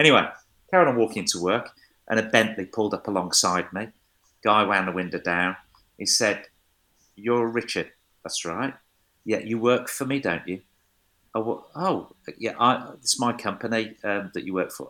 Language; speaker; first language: English; native; English